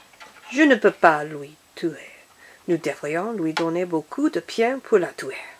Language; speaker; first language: French; non-native, learner; English